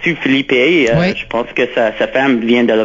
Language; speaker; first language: French; non-native, local second language; English